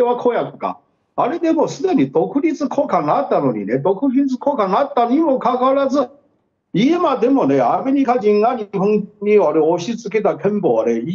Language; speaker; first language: Japanese; non-native, fluent; Chinese